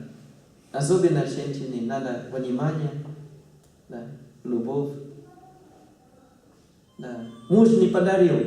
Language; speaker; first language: Russian; non-native, fluent; Thai